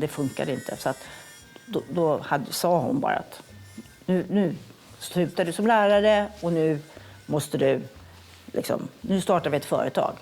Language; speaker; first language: Swedish; native; Swedish